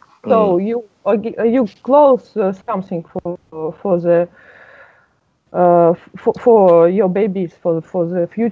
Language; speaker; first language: English; non-native, learner; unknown